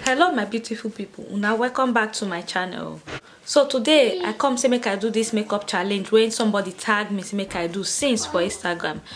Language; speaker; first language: Nigerian Pidgin; non-native, local second language; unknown